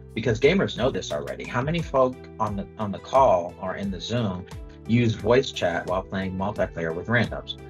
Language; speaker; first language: English; native; English